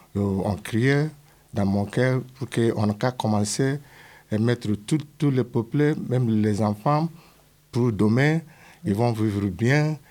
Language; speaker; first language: French; non-native, learner; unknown